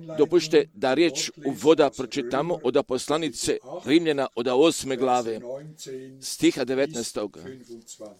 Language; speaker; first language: Croatian; early bilingual, heritage; Croatian